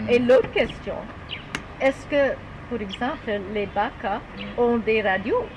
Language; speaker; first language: French; non-native, learner; English